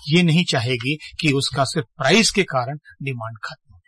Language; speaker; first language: Hindi; native; Hindi